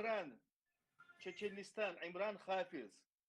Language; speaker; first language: Turkish; non-native, learner; Chechen